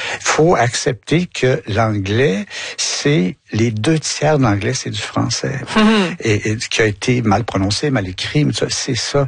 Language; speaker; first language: French; native; French